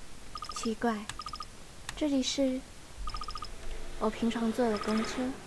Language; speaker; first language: Chinese; native; Chinese